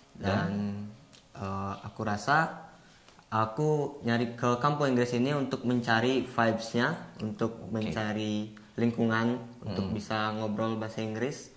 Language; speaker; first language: Indonesian; non-native, local second language; Balinese